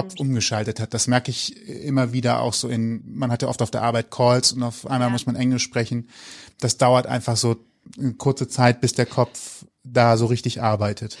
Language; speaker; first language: German; native; German